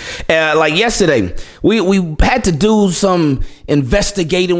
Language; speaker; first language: English; native; English